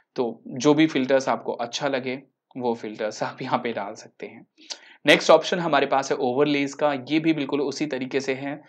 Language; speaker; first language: Hindi; native; Hindi